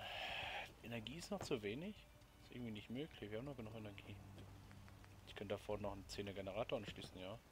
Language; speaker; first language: German; native; German